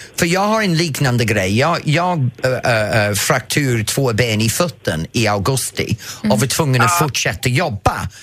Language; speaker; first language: Swedish; non-native, fluent; English